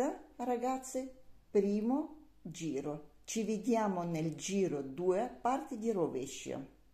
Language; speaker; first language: Italian; non-native, learner; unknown